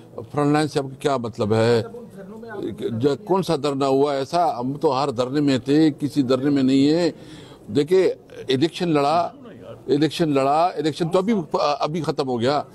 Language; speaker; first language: Urdu; non-native, local second language; Pashto